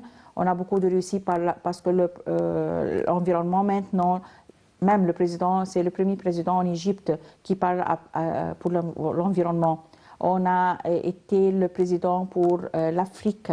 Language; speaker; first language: French; non-native, learner; Arabic